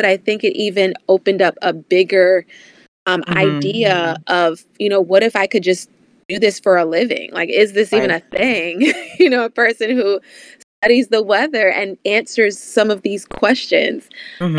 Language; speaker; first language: English; native; English